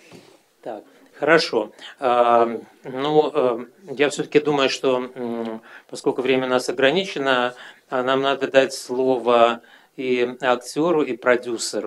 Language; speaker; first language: Russian; native; Russian